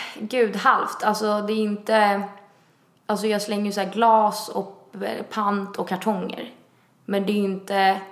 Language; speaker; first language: Swedish; early bilingual, other home language; Italian